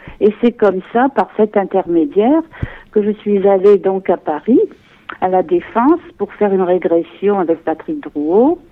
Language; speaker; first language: French; native; French